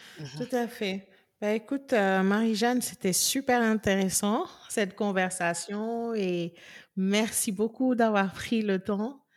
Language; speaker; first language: French; non-native, local second language; Wolof